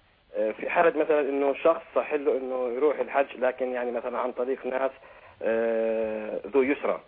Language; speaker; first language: Arabic; native; Arabic